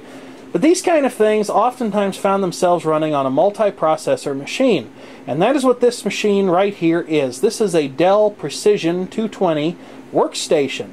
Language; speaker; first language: English; native; English